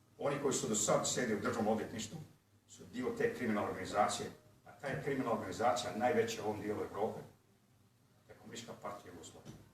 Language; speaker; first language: Bosnian; early bilingual, heritage; Croatian